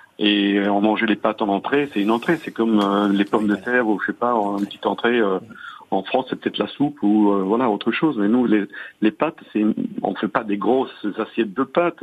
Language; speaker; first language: French; non-native, fluent; Italian